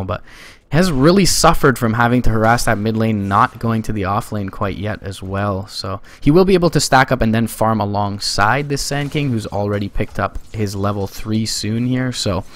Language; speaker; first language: English; native; English